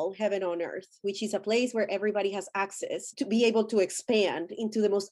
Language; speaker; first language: English; non-native, fluent; Spanish